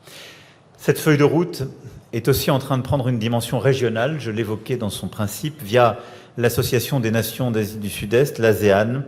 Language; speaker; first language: French; native; French